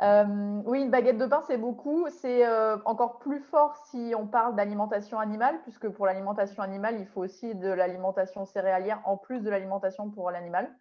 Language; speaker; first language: French; native; French